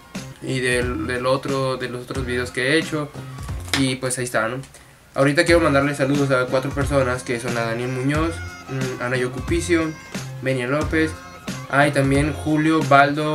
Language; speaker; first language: Spanish; native; Spanish